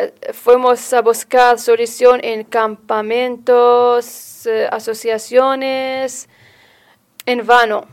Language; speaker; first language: Spanish; non-native, learner; Arabic